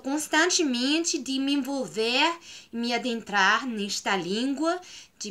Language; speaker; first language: Portuguese; non-native, fluent; Spanish